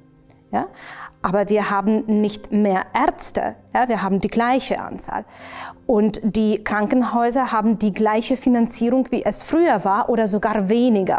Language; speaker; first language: German; non-native, fluent; Ukrainian